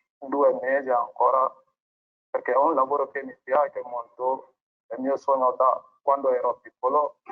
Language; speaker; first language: Italian; non-native, learner; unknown